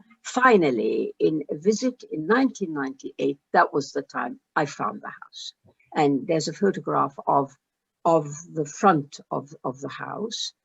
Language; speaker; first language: English; early bilingual, other home language; Arabic